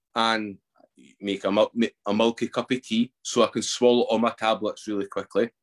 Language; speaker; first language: English; native; English